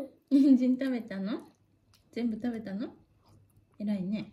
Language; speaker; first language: Japanese; native; Japanese